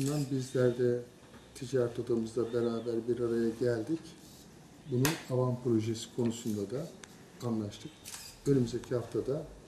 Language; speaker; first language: Turkish; native; Turkish